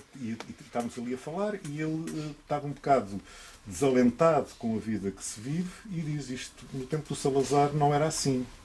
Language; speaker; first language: Portuguese; native; Portuguese